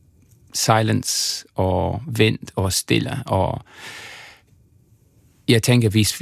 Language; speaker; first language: Danish; non-native, fluent; English